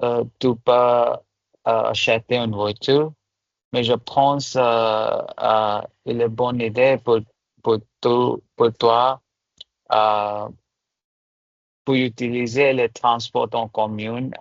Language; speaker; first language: French; non-native, learner; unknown